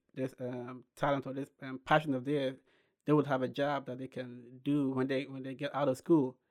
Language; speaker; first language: English; non-native, local second language; Akan